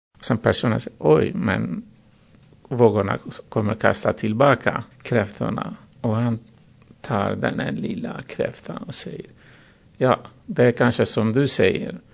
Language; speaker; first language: Swedish; non-native, fluent; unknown